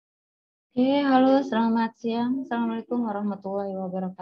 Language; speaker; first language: Indonesian; native; Indonesian